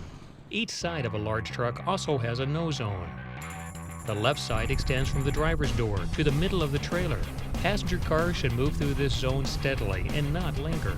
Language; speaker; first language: English; native; English